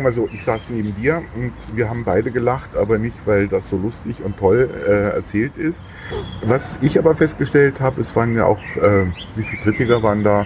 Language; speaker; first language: German; native; German